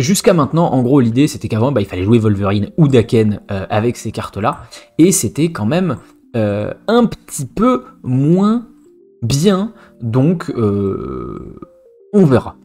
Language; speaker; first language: French; native; French